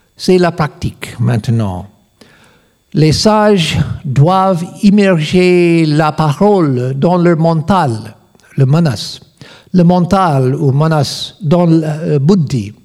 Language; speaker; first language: French; non-native, learner; English